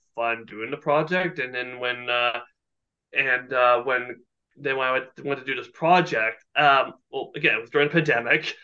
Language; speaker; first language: English; native; English